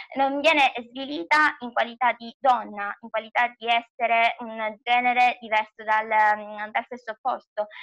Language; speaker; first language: Italian; native; Italian